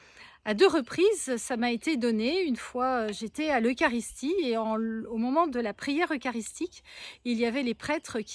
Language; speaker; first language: French; native; French